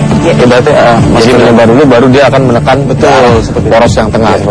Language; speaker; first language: Indonesian; native; Indonesian